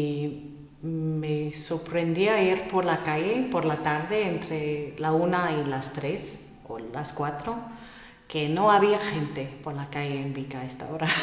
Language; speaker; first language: Spanish; non-native, fluent; English